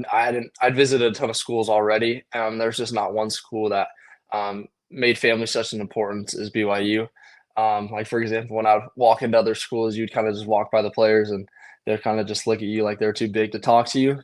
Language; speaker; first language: English; native; English